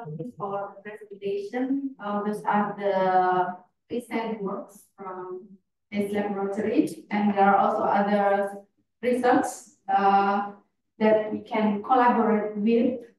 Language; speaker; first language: English; non-native, fluent; Indonesian